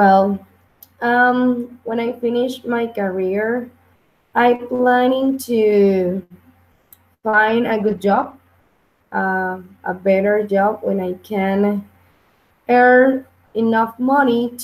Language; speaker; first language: English; non-native, learner; Spanish